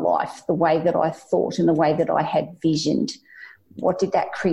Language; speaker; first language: English; native; English